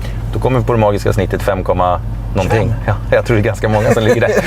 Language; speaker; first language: Swedish; native; Swedish